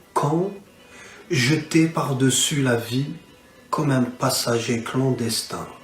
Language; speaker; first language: French; non-native, local second language; Arabic